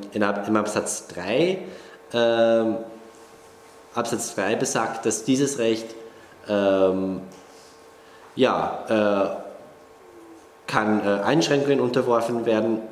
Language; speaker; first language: German; non-native, fluent; English